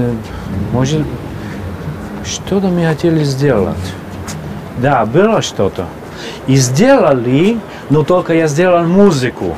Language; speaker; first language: Russian; non-native, fluent; Hungarian